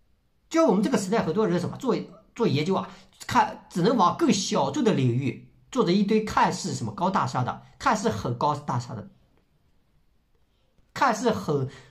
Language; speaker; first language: Chinese; native; Chinese